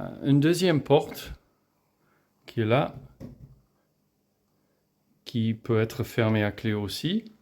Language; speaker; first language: French; non-native, fluent; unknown